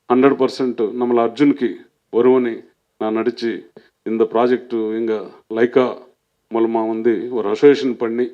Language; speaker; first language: Tamil; non-native, learner; Telugu